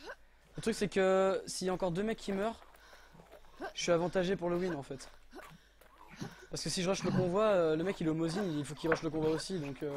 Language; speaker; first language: French; native; French